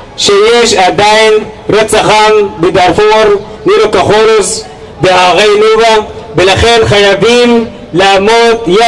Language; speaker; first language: Hebrew; non-native, fluent; Arabic